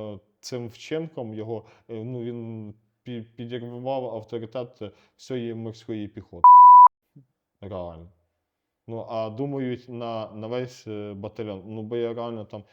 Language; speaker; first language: Ukrainian; non-native, local second language; Russian